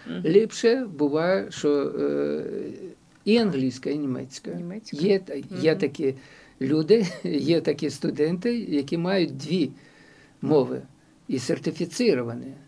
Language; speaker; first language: Ukrainian; non-native, local second language; Russian